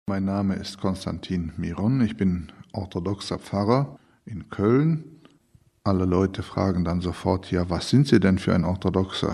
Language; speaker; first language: German; early bilingual, other home language; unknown